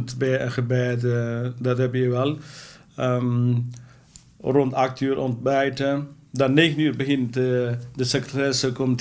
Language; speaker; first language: Dutch; non-native, fluent; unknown